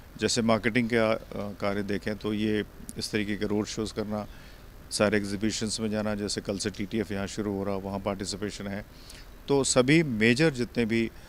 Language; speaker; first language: Hindi; native; Hindi